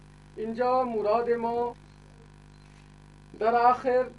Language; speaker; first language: Persian; non-native, fluent; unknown